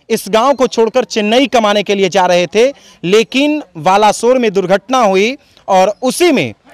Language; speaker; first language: Hindi; native; Hindi